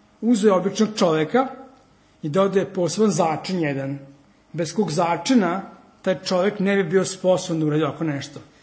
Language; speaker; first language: Serbian; early bilingual, heritage; Serbian